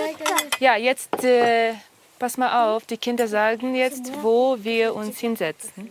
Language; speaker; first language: German; non-native, fluent; Kyrgyz